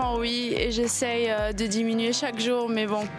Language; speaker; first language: French; native; French